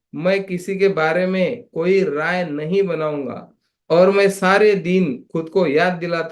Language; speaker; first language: Hindi; non-native, local second language; Marathi